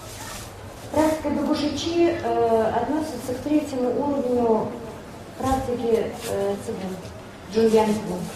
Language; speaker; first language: Russian; native; Russian